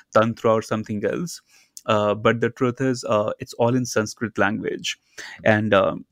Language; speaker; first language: English; non-native, local second language; Hindi